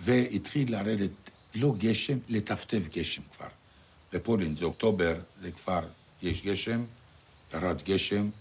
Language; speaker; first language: Hebrew; non-native, fluent; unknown